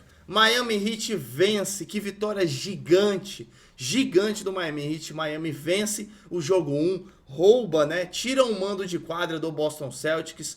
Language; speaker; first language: Portuguese; native; Portuguese